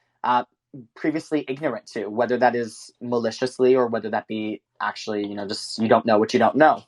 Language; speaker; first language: English; native; English